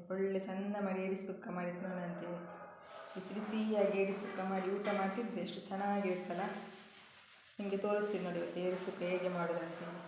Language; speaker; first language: Kannada; non-native, local second language; Tulu